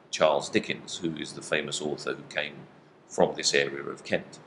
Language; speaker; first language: English; native; English